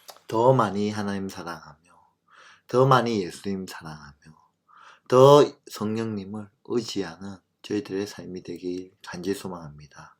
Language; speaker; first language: Korean; native; Korean